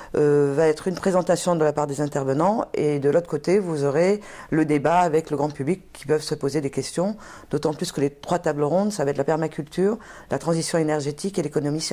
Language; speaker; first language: French; native; French